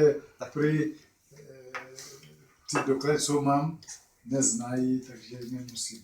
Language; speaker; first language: Czech; native; Czech